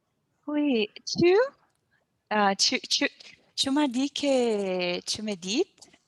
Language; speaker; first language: French; non-native, learner; Portuguese